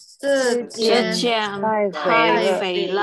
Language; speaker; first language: Chinese; non-native, learner; Indonesian